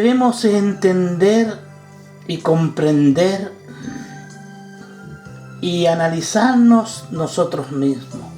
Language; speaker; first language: Spanish; native; Spanish